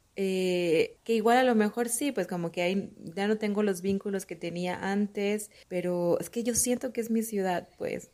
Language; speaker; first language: Spanish; native; Spanish